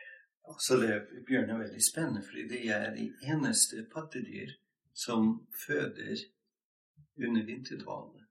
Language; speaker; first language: Norwegian; non-native, fluent; English